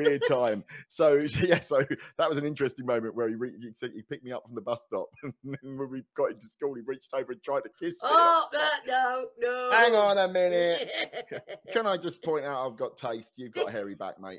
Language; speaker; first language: English; native; English